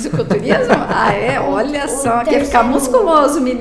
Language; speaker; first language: Portuguese; native; Portuguese